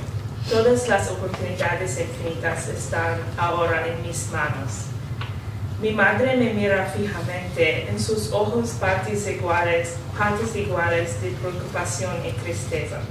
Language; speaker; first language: Spanish; non-native, learner; Arabic